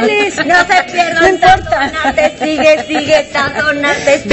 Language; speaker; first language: Spanish; native; Spanish